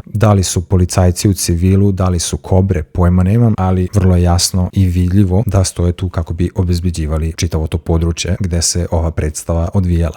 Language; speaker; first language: Serbian; native; Serbian